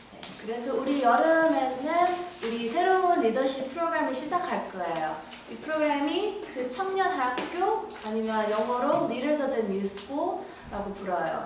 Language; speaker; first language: Korean; early bilingual, heritage; English